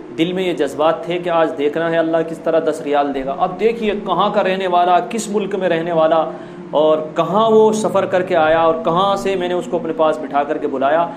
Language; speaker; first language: Urdu; native; Urdu